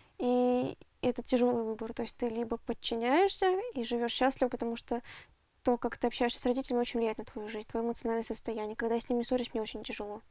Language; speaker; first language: Russian; early bilingual, other home language; Armenian